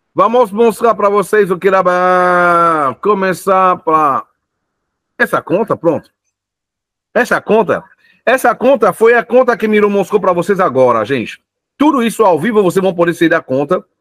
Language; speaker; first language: Portuguese; non-native, fluent; French